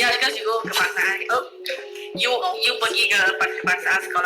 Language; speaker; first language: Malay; non-native, local second language; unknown